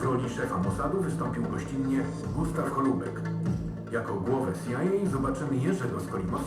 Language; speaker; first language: Polish; native; Polish